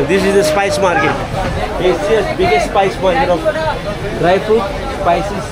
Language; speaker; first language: English; non-native, local second language; Hindi